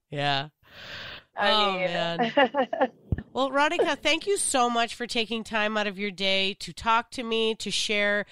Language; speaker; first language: English; native; English